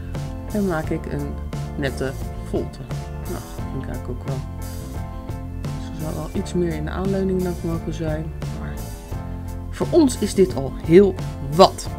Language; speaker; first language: Dutch; native; Dutch